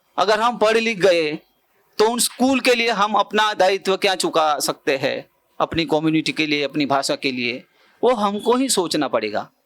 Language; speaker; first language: Hindi; non-native, local second language; Bhili